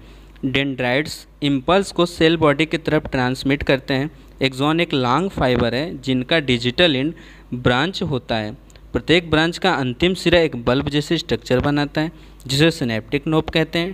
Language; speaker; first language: Hindi; native; Hindi